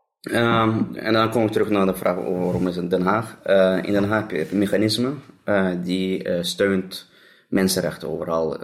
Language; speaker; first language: Dutch; non-native, fluent; Russian